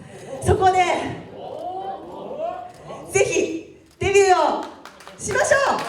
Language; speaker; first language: Japanese; native; Japanese